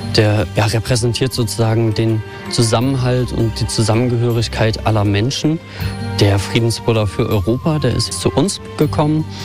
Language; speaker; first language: German; native; German